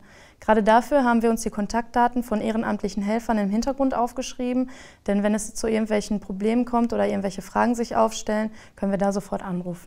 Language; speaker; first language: German; native; German